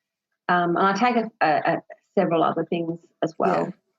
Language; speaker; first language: English; native; English